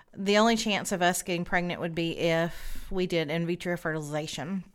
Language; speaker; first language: English; native; English